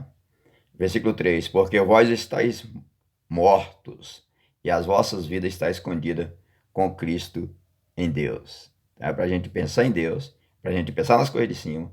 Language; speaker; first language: Portuguese; native; Portuguese